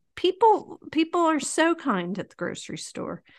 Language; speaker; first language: English; native; English